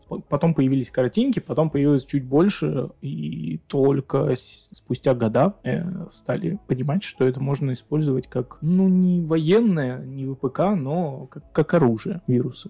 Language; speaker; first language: Russian; native; Russian